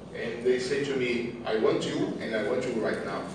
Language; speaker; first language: English; non-native, learner; Portuguese